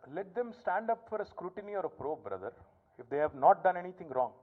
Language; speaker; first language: English; non-native, local second language; Telugu